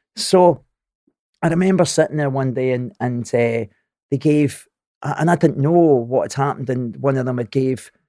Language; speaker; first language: English; native; English